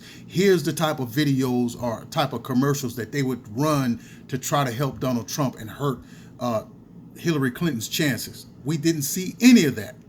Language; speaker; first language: English; native; English